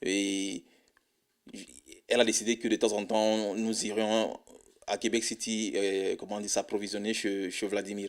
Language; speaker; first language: French; non-native, fluent; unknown